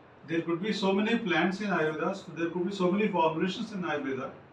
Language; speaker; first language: English; non-native, local second language; Telugu